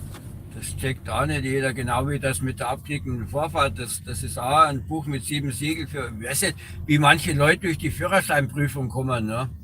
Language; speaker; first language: German; native; German